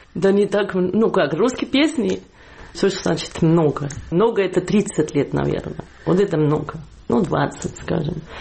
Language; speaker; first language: Russian; non-native, fluent; Catalan